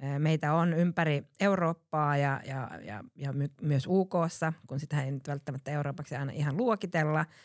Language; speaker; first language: Finnish; early bilingual, heritage; Finnish